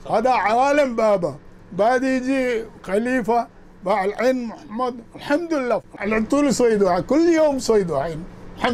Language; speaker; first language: Arabic; non-native, learner; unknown